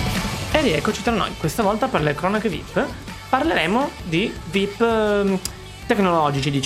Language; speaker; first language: Italian; native; Italian